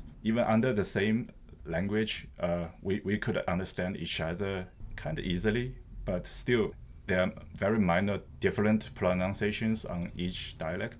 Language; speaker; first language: English; non-native, fluent; Chinese